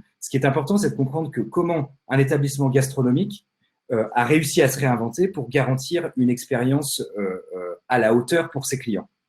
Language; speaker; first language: French; native; French